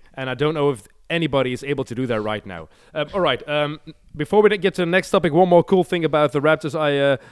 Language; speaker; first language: English; non-native, fluent; Dutch